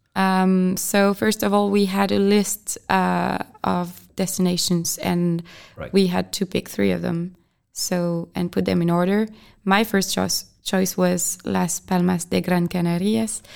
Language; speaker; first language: English; non-native, fluent; French